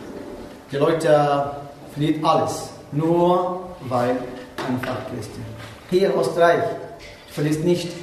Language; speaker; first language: German; non-native, learner; Arabic